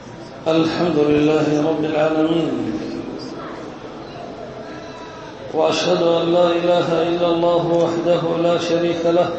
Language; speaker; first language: Arabic; native; Arabic